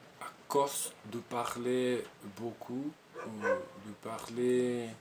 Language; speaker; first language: French; non-native, learner; Spanish